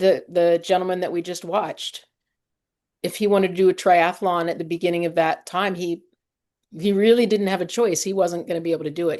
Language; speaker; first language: English; native; English